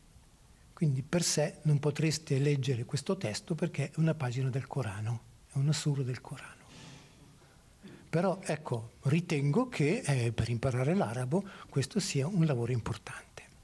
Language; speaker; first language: Italian; native; Italian